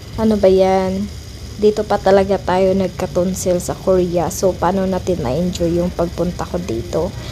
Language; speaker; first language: Filipino; non-native, local second language; Cebuano